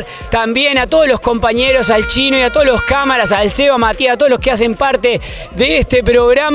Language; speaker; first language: Spanish; native; Spanish